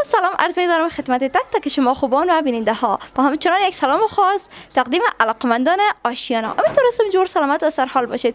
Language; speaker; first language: Persian; native; Persian